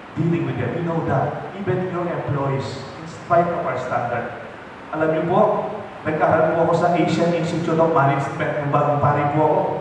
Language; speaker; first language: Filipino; non-native, local second language; Pampanga